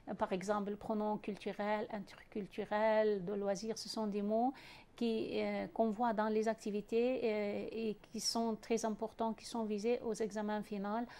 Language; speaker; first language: French; non-native, fluent; Arabic